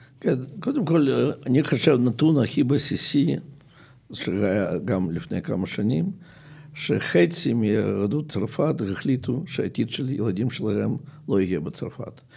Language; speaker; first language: Hebrew; non-native, fluent; Russian